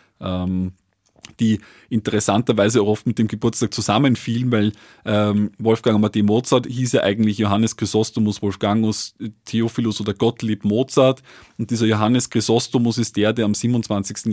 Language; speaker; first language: German; native; German